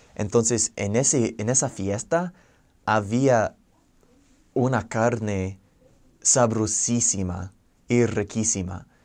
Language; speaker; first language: Spanish; non-native, fluent; English